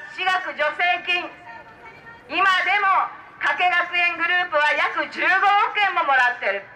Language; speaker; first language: Japanese; native; Japanese